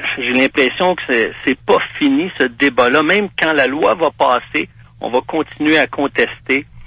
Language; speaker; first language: French; native; French